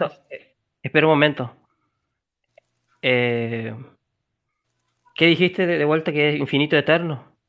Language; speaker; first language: Spanish; native; Spanish